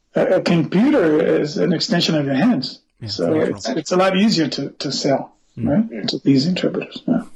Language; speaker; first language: English; non-native, fluent; Portuguese